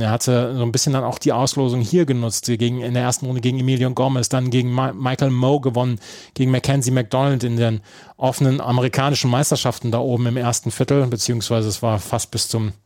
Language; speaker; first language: German; native; German